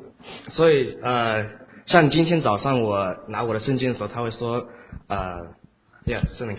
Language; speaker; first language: Chinese; early bilingual, heritage; Chinese